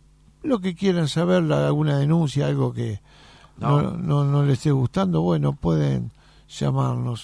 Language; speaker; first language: Spanish; native; Spanish